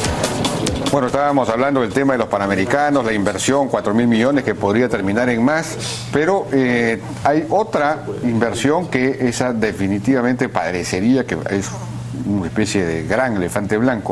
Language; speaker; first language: Spanish; native; Spanish